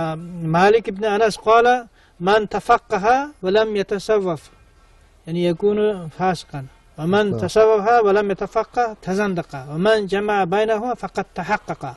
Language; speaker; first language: Arabic; non-native, fluent; Kyrgyz